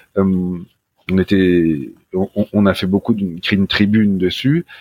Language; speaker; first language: French; native; French